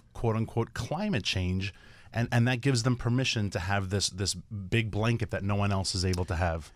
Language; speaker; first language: English; native; English